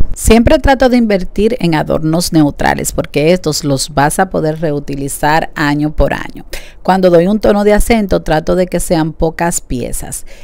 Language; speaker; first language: Spanish; native; Spanish